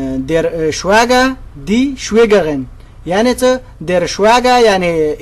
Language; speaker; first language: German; non-native, fluent; Pashto